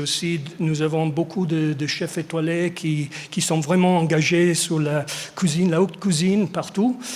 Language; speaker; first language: French; non-native, fluent; English